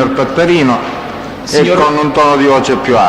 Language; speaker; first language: Italian; native; Italian